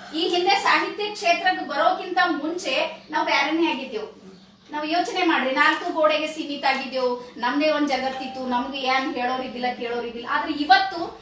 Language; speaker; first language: Kannada; native; Kannada